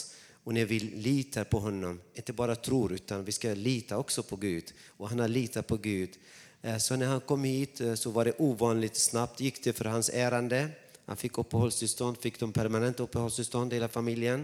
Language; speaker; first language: Swedish; non-native, fluent; Arabic